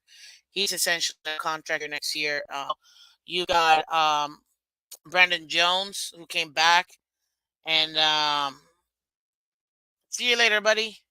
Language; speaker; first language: English; native; English